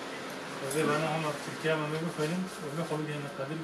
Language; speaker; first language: Turkish; native; Turkish